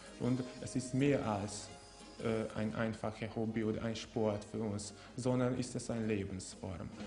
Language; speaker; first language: German; non-native, local second language; Hungarian